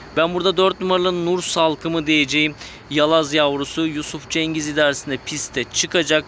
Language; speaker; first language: Turkish; native; Turkish